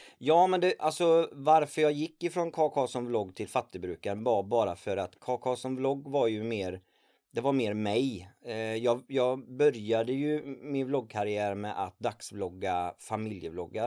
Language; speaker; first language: Swedish; native; Swedish